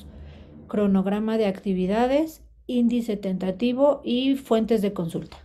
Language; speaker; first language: Spanish; native; Spanish